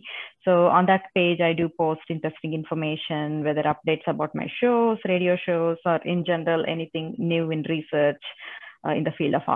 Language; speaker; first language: English; non-native, local second language; Telugu